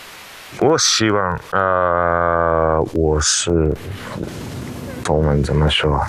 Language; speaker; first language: Chinese; non-native, learner; Japanese